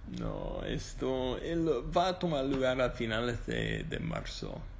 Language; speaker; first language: Spanish; non-native, learner; English